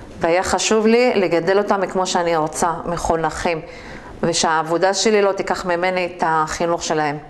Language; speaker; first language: Hebrew; non-native, local second language; Arabic